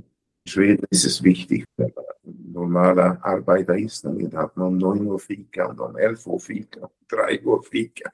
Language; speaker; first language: German; early bilingual, heritage; German